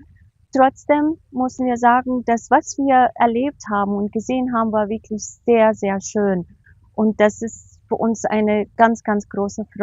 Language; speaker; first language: German; non-native, fluent; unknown